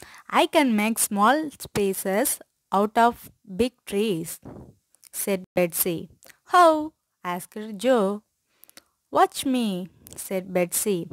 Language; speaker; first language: English; non-native, local second language; Tamil